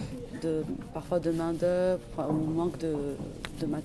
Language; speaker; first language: French; non-native, fluent; Arabic